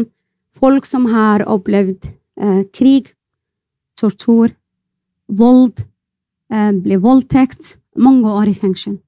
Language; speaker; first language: Norwegian; non-native, fluent; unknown